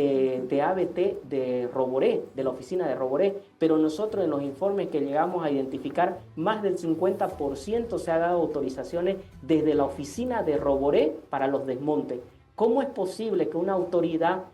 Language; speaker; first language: Spanish; native; Spanish